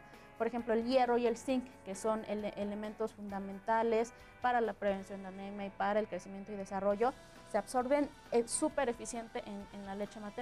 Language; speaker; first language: Spanish; native; Spanish